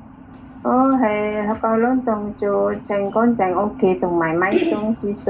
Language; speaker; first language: Cantonese; non-native, learner; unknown